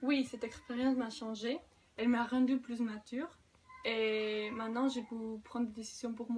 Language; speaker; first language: French; non-native, fluent; Spanish